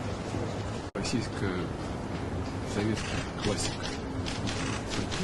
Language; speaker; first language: Russian; native; Russian